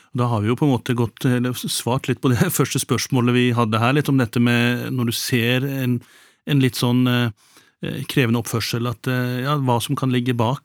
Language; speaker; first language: Norwegian; native; Norwegian